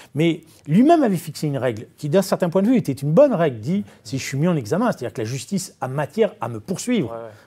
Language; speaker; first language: French; native; French